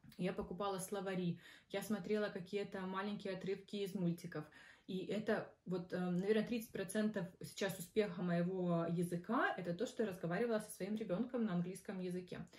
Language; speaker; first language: Russian; native; Russian